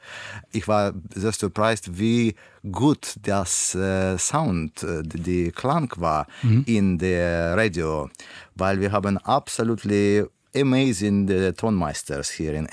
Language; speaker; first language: German; non-native, learner; Russian